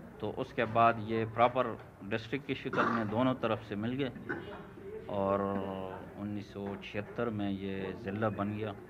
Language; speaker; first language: Urdu; non-native, local second language; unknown